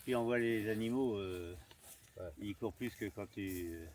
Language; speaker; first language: French; native; French